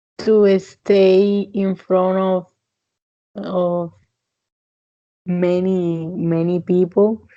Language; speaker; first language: English; non-native, fluent; Spanish